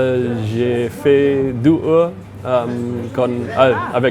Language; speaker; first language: French; non-native, learner; English